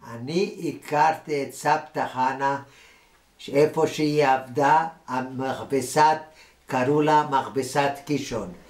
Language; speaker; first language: Hebrew; non-native, fluent; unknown